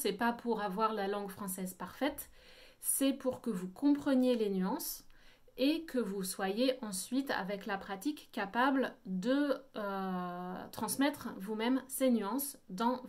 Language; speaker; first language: French; native; French